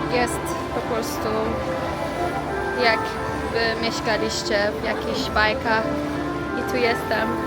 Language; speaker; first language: Polish; non-native, learner; Persian